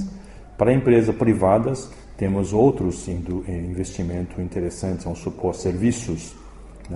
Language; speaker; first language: Portuguese; early bilingual, other home language; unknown